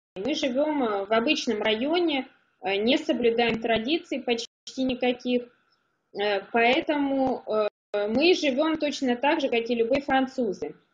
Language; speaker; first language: Russian; native; Russian